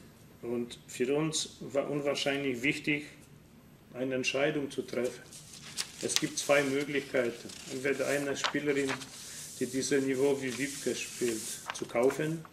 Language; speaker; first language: German; non-native, fluent; Polish